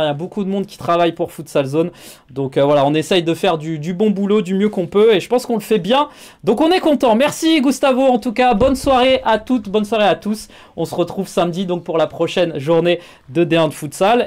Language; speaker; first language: French; native; French